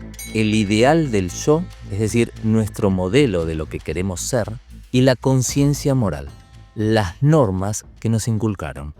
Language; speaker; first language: Spanish; native; Spanish